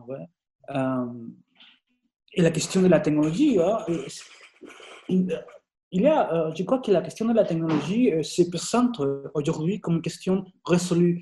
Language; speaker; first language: French; non-native, fluent; Spanish